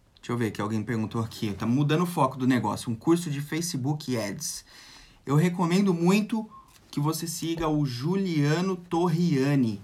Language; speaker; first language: Portuguese; native; Portuguese